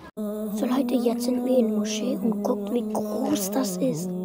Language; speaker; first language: German; early bilingual, other home language; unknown